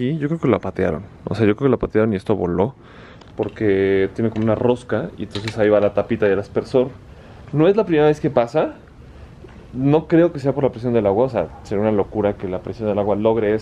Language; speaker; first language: Spanish; native; Spanish